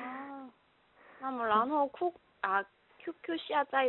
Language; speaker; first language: Chinese; non-native, learner; Korean